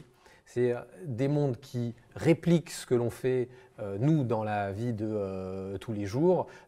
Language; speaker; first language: French; native; French